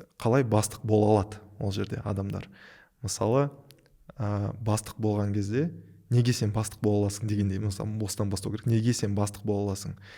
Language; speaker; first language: Kazakh; non-native, local second language; Russian